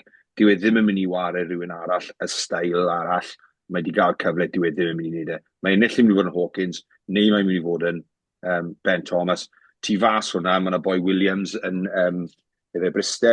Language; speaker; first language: Welsh; native; Welsh